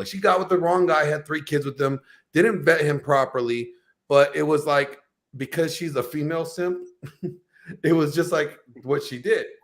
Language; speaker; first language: English; native; English